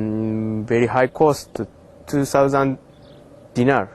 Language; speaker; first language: English; non-native, learner; Japanese